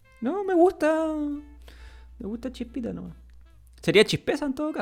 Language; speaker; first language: Spanish; native; Spanish